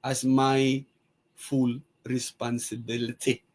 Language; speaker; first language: English; non-native, local second language; Filipino